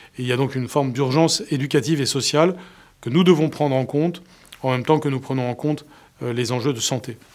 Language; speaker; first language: French; native; French